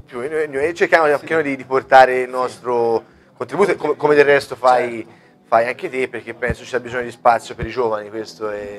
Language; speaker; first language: Italian; native; Italian